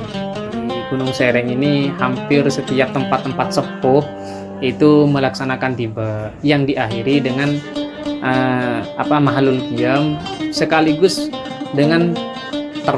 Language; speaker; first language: Indonesian; non-native, local second language; Madurese